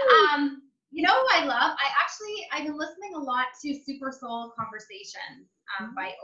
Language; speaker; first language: English; native; English